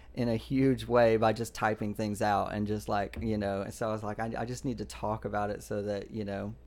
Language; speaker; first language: English; native; English